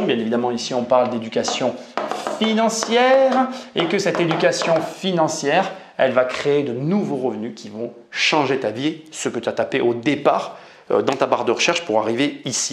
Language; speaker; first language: French; native; French